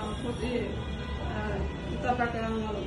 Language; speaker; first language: Arabic; non-native, learner; Bangla